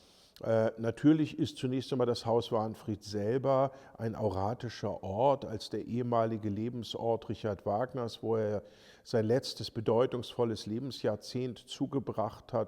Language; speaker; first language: German; native; German